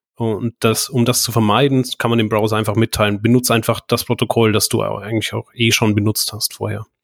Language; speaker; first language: German; native; German